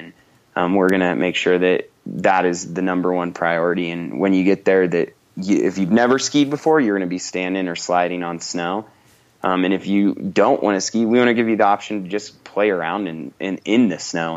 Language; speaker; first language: English; native; English